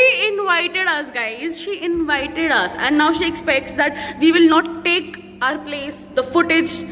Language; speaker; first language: English; non-native, local second language; Hindi